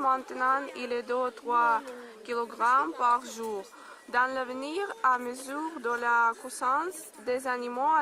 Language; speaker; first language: French; non-native, learner; Russian